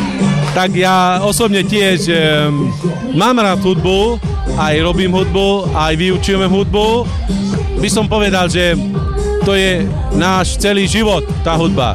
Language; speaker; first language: Slovak; non-native, local second language; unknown